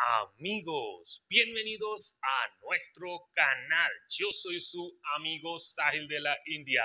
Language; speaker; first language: Spanish; non-native, fluent; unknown